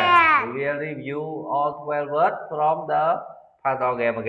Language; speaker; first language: English; non-native, learner; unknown